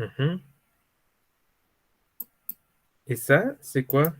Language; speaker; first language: French; non-native, fluent; Spanish